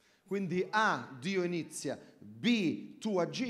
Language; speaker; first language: Italian; native; Italian